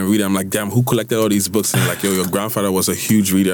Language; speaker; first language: English; non-native, local second language; Igbo